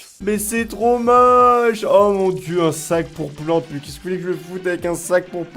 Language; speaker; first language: French; native; French